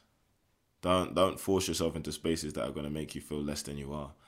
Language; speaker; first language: English; native; English